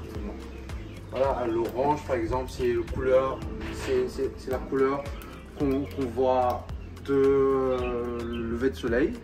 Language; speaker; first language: French; non-native, local second language; Morisyen